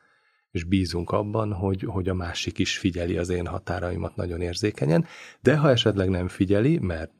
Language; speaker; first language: Hungarian; native; Hungarian